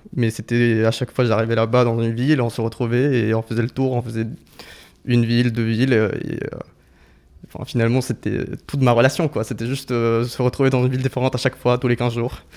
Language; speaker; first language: French; non-native, fluent; Spanish